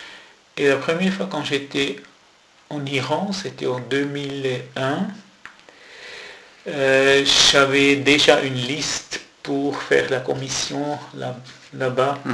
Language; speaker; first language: French; non-native, local second language; German